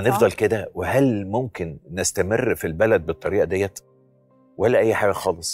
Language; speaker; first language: Arabic; native; Arabic